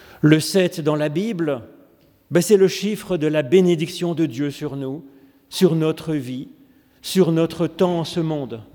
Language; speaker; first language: French; native; French